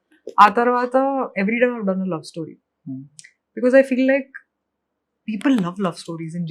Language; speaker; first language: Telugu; non-native, fluent; Hindi